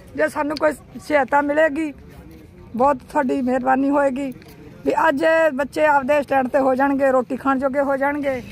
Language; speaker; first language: Punjabi; native; Punjabi